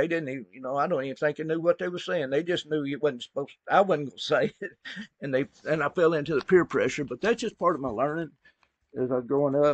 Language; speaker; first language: English; native; English